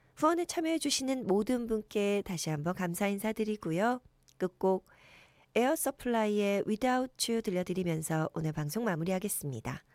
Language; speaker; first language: Korean; native; Korean